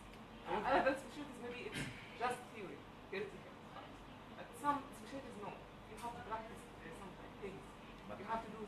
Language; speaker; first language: English; non-native, learner; Arabic